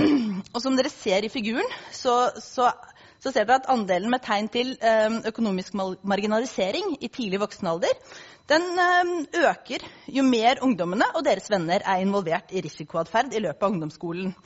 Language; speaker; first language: Norwegian; native; Norwegian